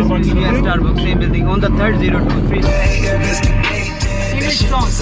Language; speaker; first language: English; non-native, learner; Hindi